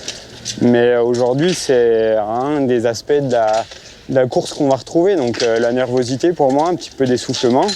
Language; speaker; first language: French; native; French